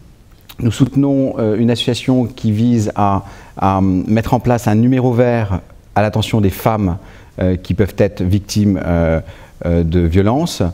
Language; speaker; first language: French; native; French